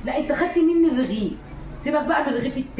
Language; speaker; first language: Arabic; native; Arabic